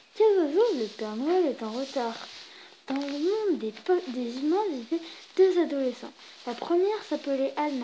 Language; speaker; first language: French; native; French